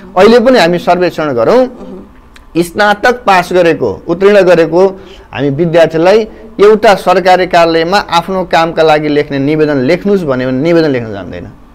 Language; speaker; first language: Nepali; native; Nepali